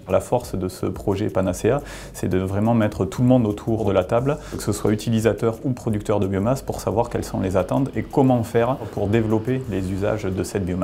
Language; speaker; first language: French; native; French